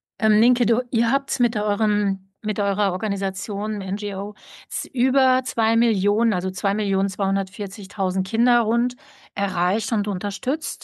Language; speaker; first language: German; native; German